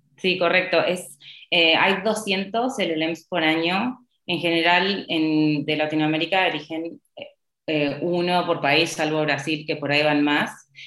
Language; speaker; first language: Spanish; native; Spanish